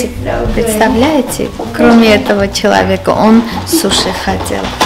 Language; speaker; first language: Russian; non-native, fluent; Armenian